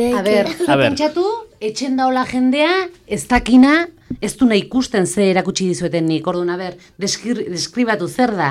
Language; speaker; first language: Basque; native; Basque